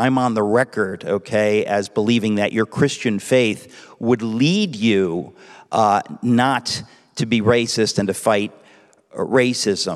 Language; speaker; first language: English; native; English